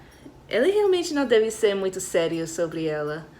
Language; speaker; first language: Portuguese; non-native, fluent; English